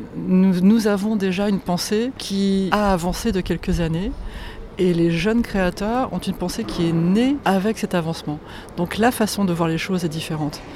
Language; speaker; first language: French; non-native, fluent; Polish